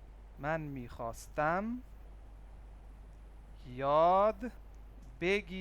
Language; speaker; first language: Persian; non-native, fluent; Urdu